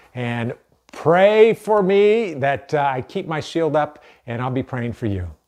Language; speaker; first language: English; native; English